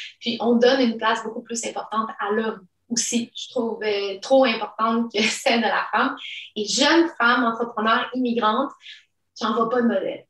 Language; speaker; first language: French; early bilingual, other home language; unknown